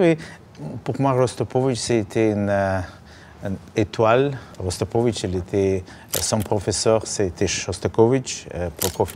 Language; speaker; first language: French; non-native, learner; Russian